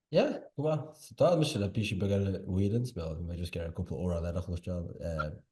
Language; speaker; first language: Irish; native; Irish